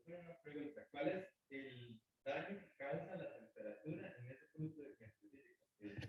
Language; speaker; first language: Spanish; native; Spanish